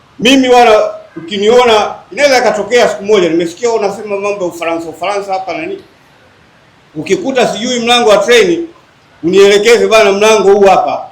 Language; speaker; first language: Swahili; native; Swahili